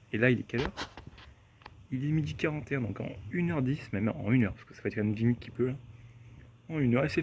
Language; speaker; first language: French; native; French